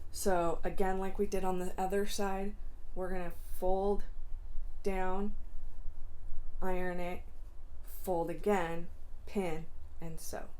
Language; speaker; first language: English; native; English